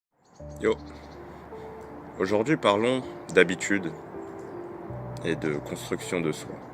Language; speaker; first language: French; native; French